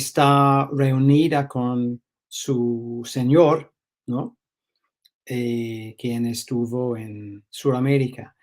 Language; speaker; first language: Spanish; non-native, fluent; English